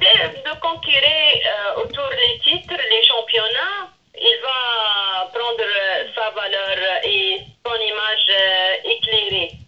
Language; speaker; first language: French; non-native, local second language; Arabic